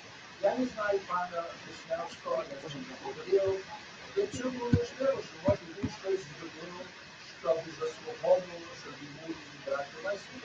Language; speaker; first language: Ukrainian; early bilingual, heritage; English